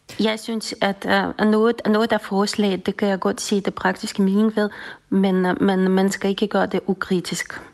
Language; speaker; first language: Danish; non-native, fluent; Russian